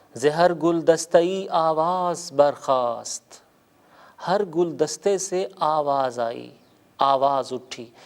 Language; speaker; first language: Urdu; native; Urdu